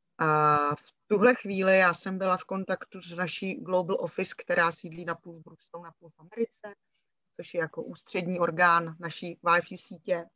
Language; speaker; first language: Czech; native; Czech